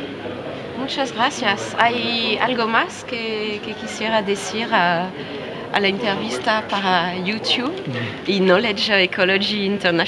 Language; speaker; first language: Spanish; non-native, fluent; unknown